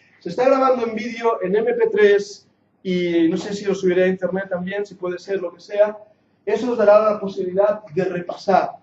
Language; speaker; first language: Spanish; non-native, fluent; English